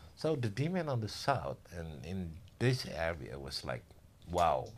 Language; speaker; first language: English; non-native, learner; Indonesian